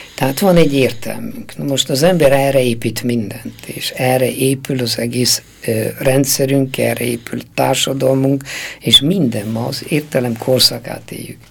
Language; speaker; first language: Hungarian; native; Hungarian